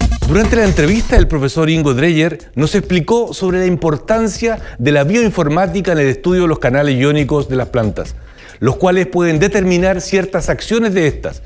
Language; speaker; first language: Spanish; native; Spanish